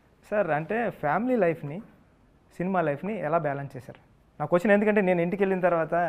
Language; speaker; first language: Telugu; native; Telugu